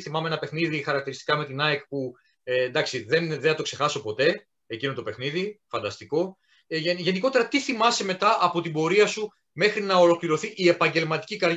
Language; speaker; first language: Greek; native; Greek